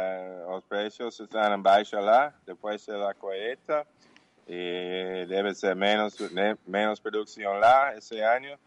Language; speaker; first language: Portuguese; non-native, learner; English